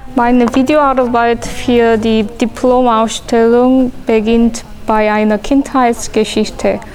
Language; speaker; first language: German; non-native, fluent; Korean